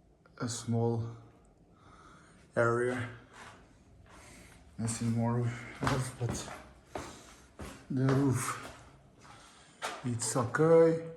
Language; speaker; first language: English; non-native, learner; Portuguese